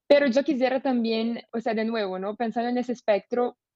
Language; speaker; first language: Spanish; non-native, fluent; Portuguese